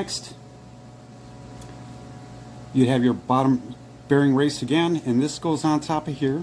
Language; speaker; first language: English; native; English